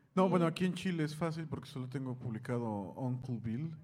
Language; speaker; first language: Spanish; native; Spanish